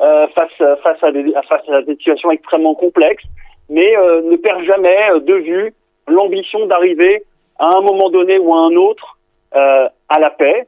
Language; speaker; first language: French; native; French